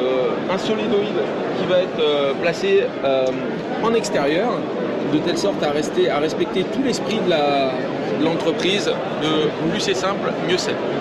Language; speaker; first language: French; native; French